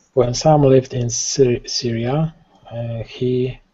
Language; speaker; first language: English; non-native, learner; Polish